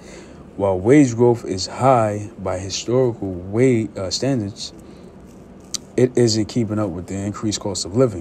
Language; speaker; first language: English; native; English